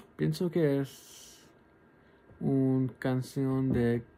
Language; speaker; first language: Spanish; early bilingual, heritage; Spanish